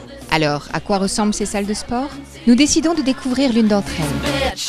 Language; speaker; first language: French; native; French